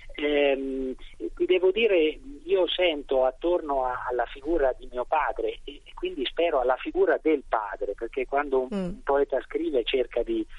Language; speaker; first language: Italian; native; Italian